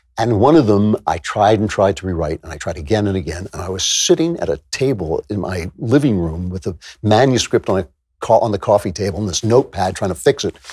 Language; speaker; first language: English; native; English